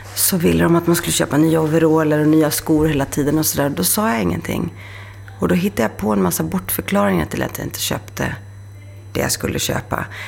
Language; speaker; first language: Swedish; early bilingual, other home language; Greek